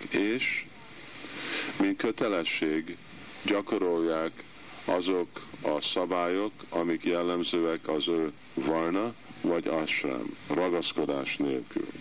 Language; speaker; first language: Hungarian; early bilingual, heritage; Hungarian